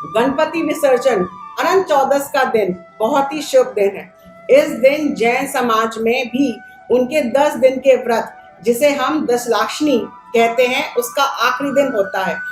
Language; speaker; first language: Hindi; native; Hindi